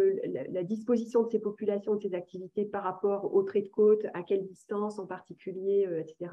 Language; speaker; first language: French; native; French